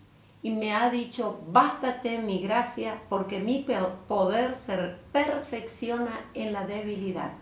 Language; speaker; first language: Spanish; native; Spanish